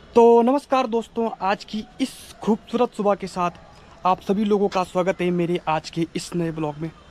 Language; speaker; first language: Hindi; native; Hindi